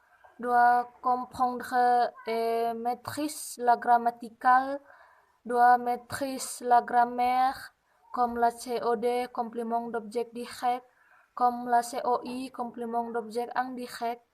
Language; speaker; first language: French; non-native, learner; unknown